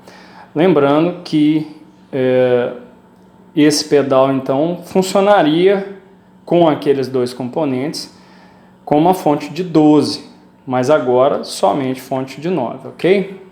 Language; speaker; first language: Portuguese; native; Portuguese